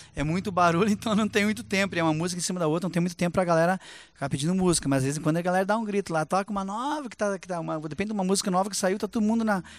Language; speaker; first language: Portuguese; native; Portuguese